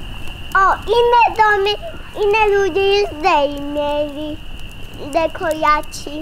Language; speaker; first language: Polish; early bilingual, heritage; Polish